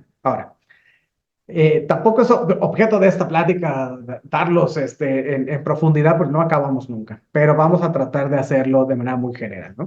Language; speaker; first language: Spanish; native; Spanish